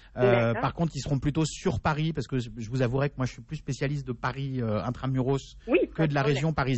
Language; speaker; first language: French; native; French